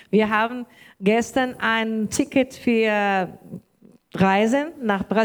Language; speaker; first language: German; non-native, learner; Portuguese